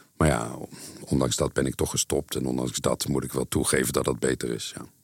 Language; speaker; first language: Dutch; native; Dutch